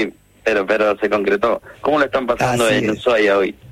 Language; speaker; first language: Spanish; native; Spanish